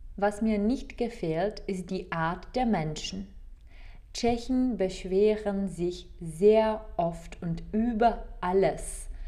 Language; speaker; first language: German; non-native, fluent; Czech